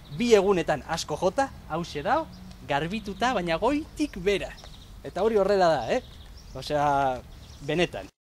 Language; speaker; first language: Basque; native; Basque